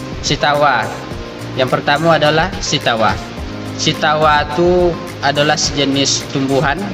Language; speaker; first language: Malay; non-native, local second language; Minangkabau